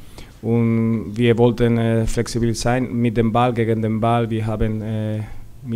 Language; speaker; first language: German; non-native, learner; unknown